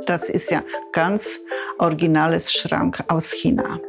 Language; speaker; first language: German; non-native, fluent; Polish